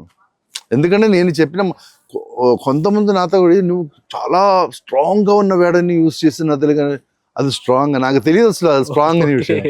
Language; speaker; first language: Telugu; non-native, local second language; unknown